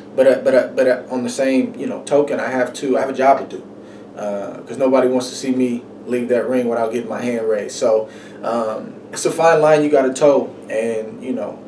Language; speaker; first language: English; native; English